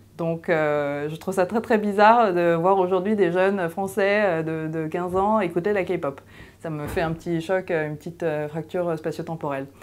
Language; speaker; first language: French; early bilingual, other home language; Korean